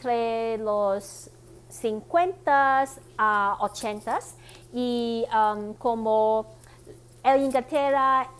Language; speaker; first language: Spanish; non-native, learner; Cantonese